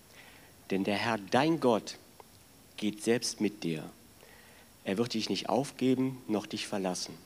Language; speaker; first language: German; native; German